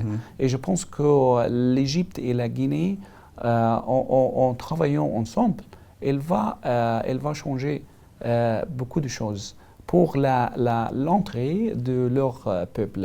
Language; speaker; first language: French; non-native, learner; Arabic